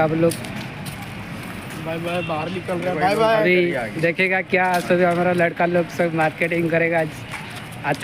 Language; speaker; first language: Hindi; non-native, local second language; Odia